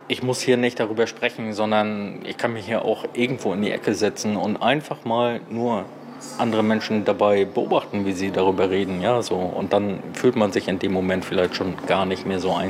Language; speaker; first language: German; native; German